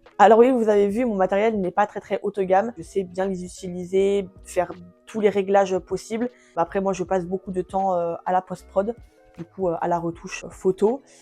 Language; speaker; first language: French; early bilingual, other home language; Portuguese